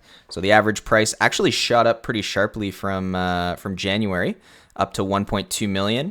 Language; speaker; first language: English; native; English